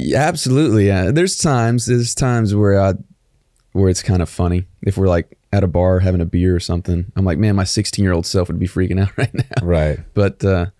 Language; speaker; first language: English; native; English